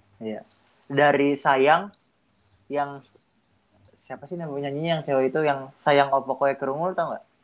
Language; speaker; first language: Indonesian; native; Indonesian